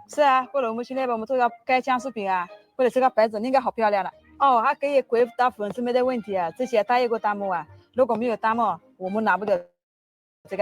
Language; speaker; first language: Chinese; non-native, learner; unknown